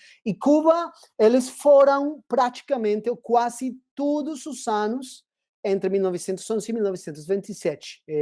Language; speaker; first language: Portuguese; non-native, fluent; Spanish